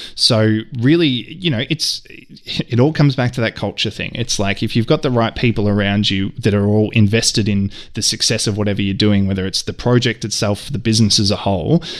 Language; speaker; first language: English; native; English